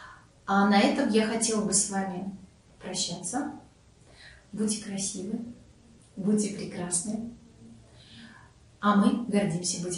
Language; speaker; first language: Russian; native; Russian